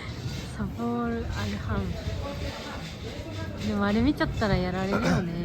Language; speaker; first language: Japanese; native; Japanese